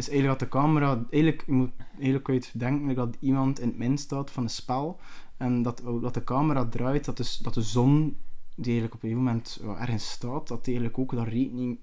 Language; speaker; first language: Dutch; native; Dutch